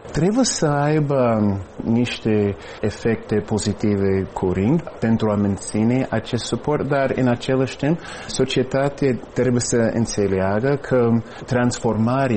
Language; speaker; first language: Romanian; non-native, fluent; English